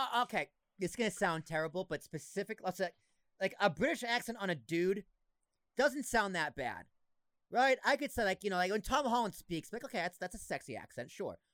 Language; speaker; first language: English; native; English